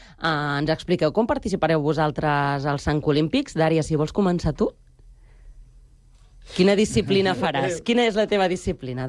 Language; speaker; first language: Catalan; native; Catalan